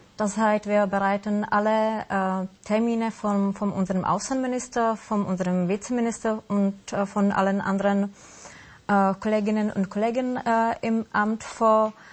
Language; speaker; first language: German; non-native, fluent; Czech